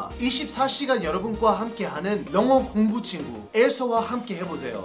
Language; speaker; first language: Korean; non-native, fluent; English